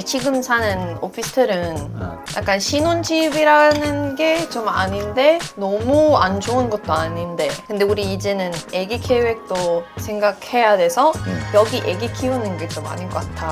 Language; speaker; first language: Korean; non-native, fluent; Swedish